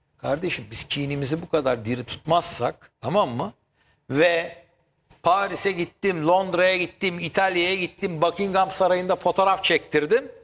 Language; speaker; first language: Turkish; native; Turkish